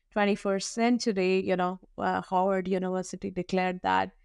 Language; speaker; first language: English; non-native, local second language; Hindi